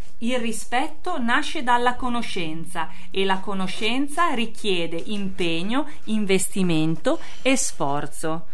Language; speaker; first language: Italian; native; Italian